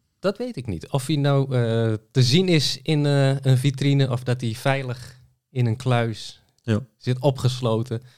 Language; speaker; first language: Dutch; native; Dutch